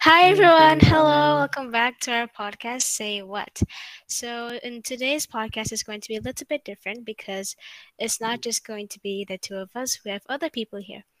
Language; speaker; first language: English; non-native, fluent; Indonesian